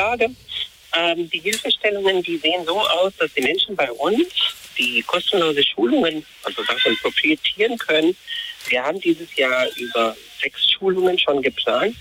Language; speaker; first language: German; non-native, fluent; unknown